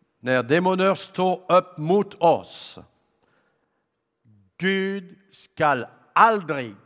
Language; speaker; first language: Swedish; non-native, learner; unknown